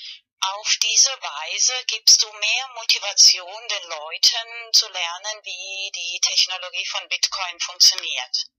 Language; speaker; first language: German; non-native, fluent; Spanish